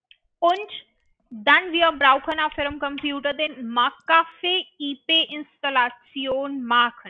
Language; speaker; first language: German; non-native, learner; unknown